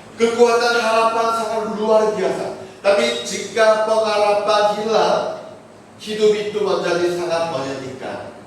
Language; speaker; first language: Indonesian; non-native, fluent; Korean